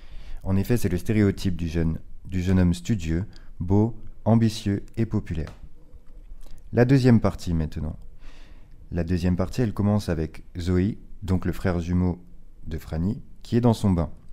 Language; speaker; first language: French; native; French